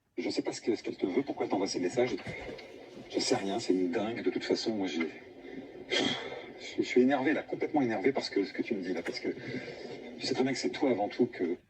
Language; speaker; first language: French; native; French